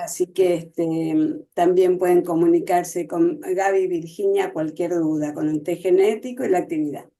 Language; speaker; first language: Spanish; native; Spanish